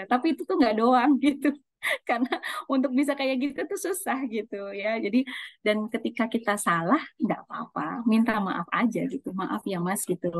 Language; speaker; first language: Indonesian; native; Indonesian